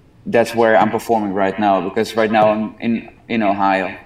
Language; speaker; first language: English; non-native, fluent; Dutch